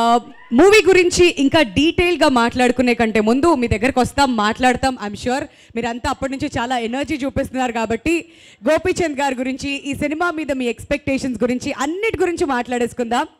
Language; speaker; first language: Telugu; native; Telugu